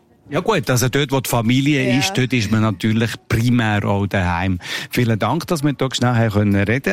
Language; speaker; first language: German; native; German